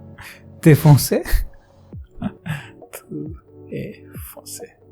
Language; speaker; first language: French; non-native, learner; Hindi